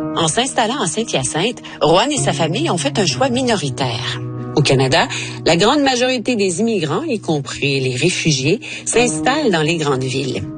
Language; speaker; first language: French; native; French